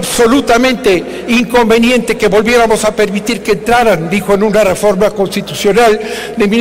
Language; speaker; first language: Spanish; native; Spanish